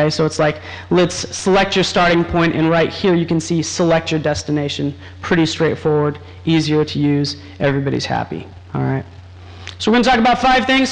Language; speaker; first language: English; native; English